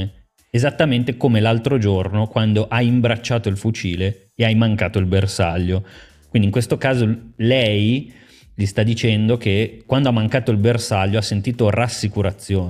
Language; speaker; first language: Italian; native; Italian